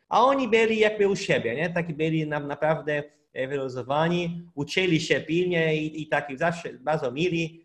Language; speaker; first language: Polish; non-native, fluent; Portuguese